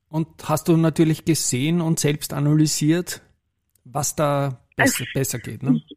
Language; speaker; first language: German; native; German